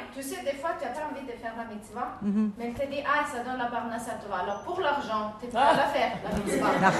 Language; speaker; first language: French; native; French